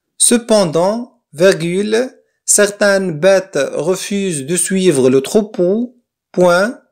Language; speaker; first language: French; non-native, local second language; Arabic